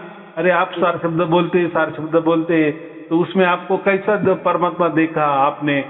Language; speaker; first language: Hindi; native; Hindi